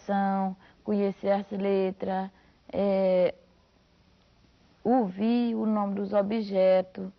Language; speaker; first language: Portuguese; non-native, local second language; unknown